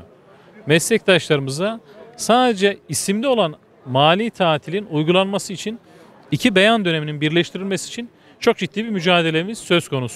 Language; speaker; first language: Turkish; native; Turkish